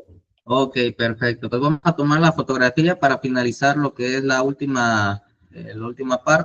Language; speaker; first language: Spanish; native; Spanish